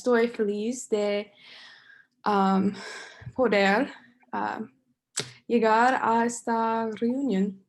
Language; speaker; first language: Spanish; non-native, learner; English